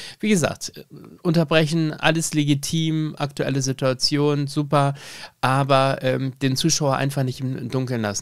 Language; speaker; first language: German; native; German